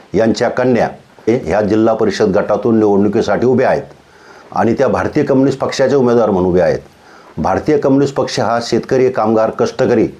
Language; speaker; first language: Marathi; native; Marathi